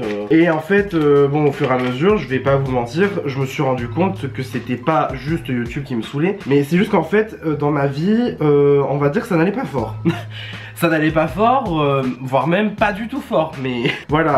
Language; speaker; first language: French; native; French